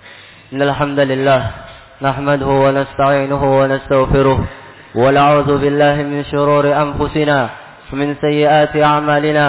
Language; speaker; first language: Arabic; non-native, learner; Indonesian